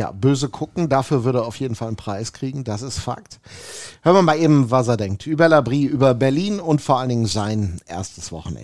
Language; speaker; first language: German; native; German